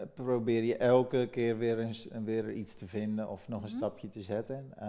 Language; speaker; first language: Dutch; native; Dutch